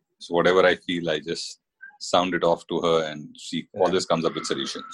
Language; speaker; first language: English; non-native, local second language; Hindi